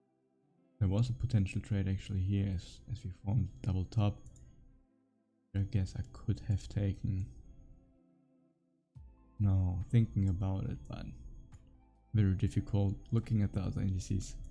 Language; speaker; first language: English; non-native, fluent; German